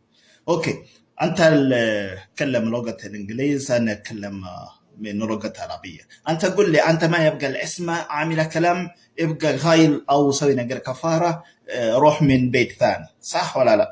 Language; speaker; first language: Arabic; non-native, learner; Ganda